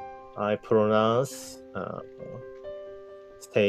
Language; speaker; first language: English; non-native, learner; Japanese